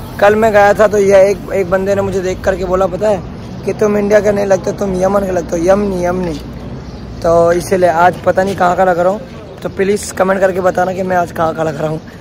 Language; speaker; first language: Hindi; native; Hindi